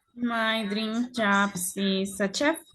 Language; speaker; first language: English; non-native, learner; Spanish